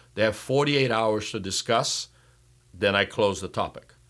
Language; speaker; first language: English; non-native, fluent; Portuguese